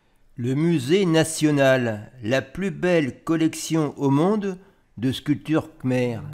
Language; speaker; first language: French; native; French